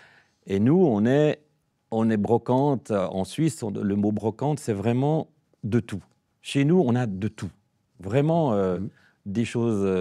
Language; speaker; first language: French; native; French